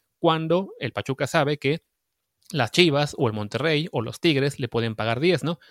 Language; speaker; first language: Spanish; native; Spanish